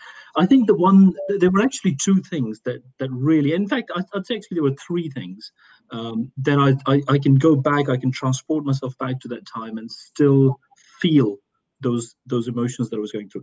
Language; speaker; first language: English; non-native, local second language; Urdu